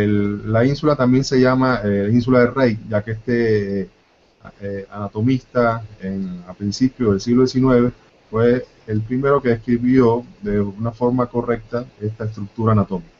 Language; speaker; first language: Spanish; native; Spanish